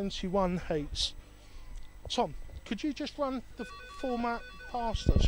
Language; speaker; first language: English; native; English